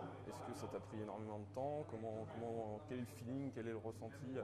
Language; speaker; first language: French; native; French